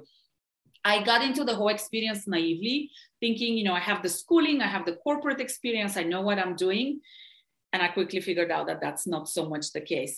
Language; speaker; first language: English; non-native, fluent; Bulgarian